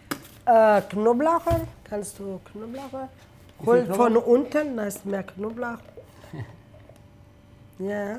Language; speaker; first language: German; non-native, fluent; Italian